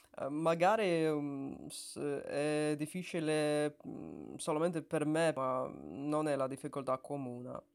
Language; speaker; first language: Italian; non-native, learner; Russian